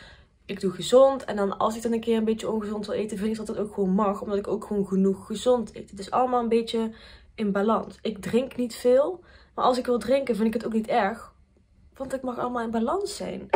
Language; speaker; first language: Dutch; native; Dutch